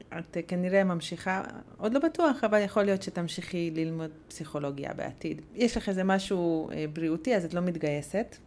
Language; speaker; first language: Hebrew; non-native, fluent; Hungarian